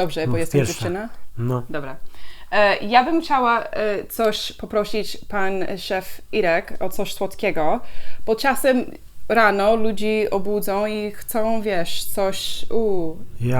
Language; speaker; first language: Polish; non-native, learner; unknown